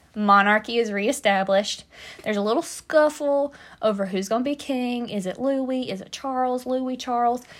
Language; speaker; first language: English; native; English